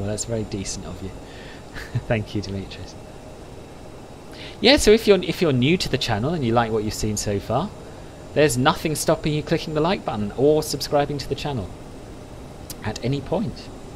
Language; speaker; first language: English; native; English